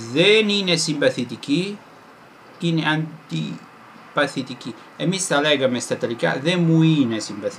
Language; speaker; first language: Greek; non-native, fluent; Italian